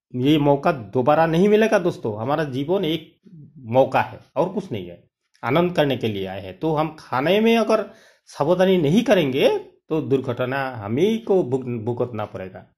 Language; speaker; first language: Hindi; non-native, local second language; Bangla